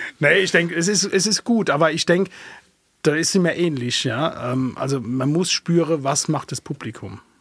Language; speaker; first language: German; early bilingual, other home language; Arabic